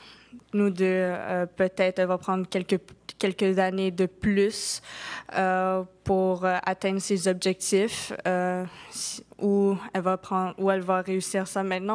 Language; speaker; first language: French; non-native, local second language; English